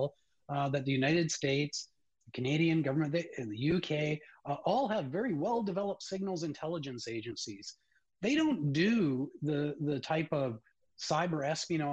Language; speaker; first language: English; native; English